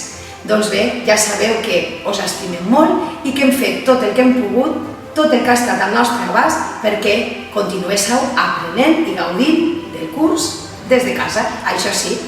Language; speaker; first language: Catalan; native; Catalan